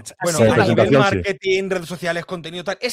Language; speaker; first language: Spanish; native; Spanish